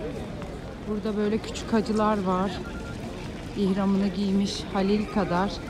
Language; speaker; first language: Turkish; native; Turkish